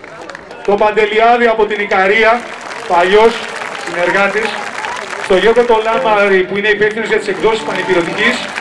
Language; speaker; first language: Greek; native; Greek